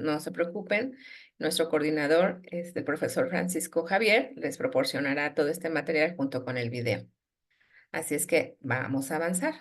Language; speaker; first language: Spanish; native; Spanish